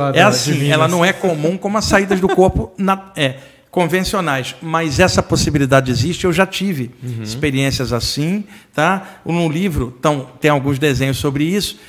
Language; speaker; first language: Portuguese; native; Portuguese